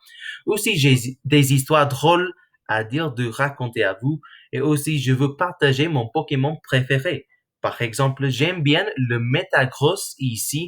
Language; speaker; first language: French; non-native, learner; English